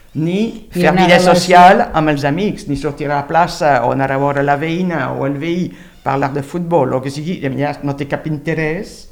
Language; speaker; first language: Catalan; non-native, fluent; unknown